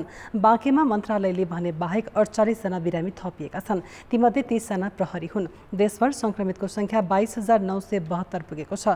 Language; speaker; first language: Nepali; native; Nepali